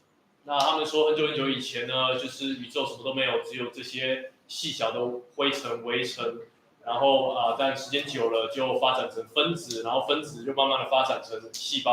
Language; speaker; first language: Chinese; native; Chinese